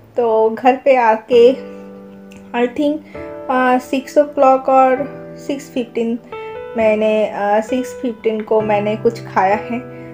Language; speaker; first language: Hindi; non-native, local second language; Bangla